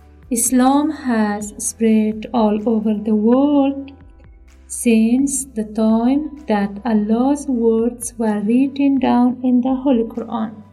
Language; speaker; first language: English; non-native, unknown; Persian